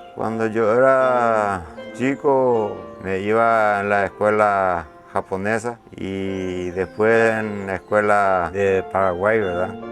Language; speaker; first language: Spanish; early bilingual, other home language; Japanese